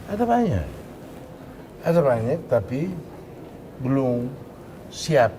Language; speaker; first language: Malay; non-native, fluent; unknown